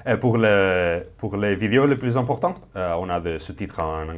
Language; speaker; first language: French; non-native, fluent; Spanish